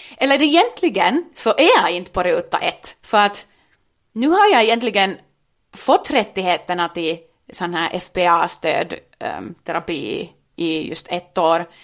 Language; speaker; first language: Swedish; native; Swedish